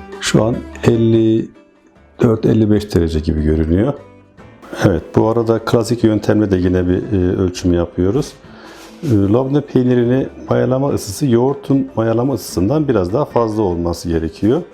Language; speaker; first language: Turkish; native; Turkish